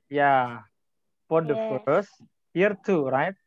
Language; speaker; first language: English; non-native, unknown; Indonesian